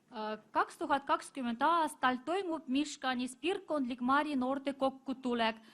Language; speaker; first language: Estonian; non-native, fluent; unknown